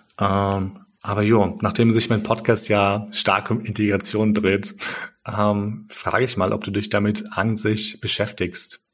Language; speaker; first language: German; early bilingual, other home language; Albanian